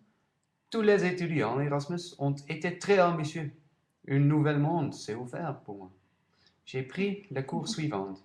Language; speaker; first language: French; non-native, learner; Dutch